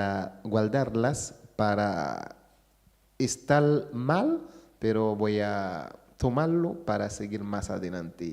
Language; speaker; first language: Spanish; non-native, fluent; Haitian Creole